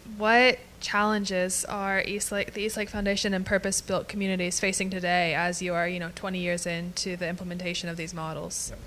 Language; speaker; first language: English; native; English